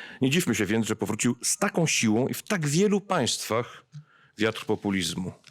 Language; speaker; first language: Polish; native; Polish